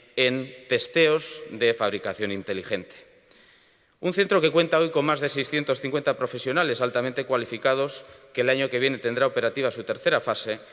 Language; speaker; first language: Spanish; native; Spanish